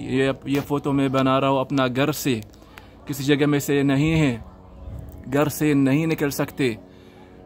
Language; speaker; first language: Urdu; non-native, learner; Arabic